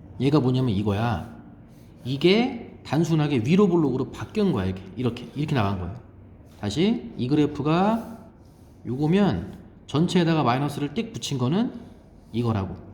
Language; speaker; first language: Korean; native; Korean